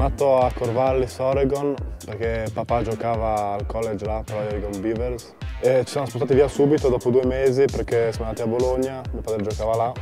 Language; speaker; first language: Italian; early bilingual, other home language; Bosnian